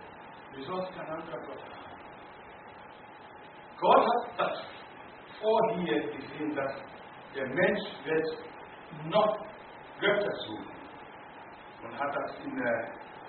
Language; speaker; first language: German; non-native, learner; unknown